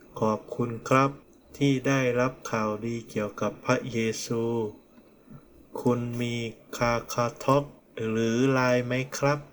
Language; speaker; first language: Thai; non-native, fluent; Korean